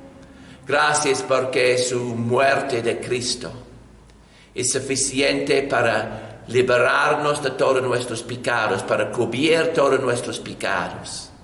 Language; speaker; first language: Spanish; non-native, learner; English